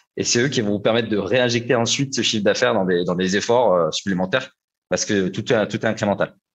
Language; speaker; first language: French; native; French